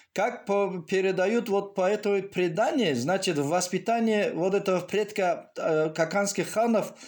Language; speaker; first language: Russian; non-native, local second language; Tajik